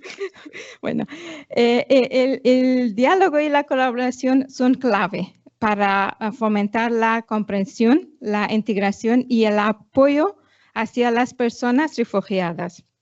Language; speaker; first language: Spanish; non-native, fluent; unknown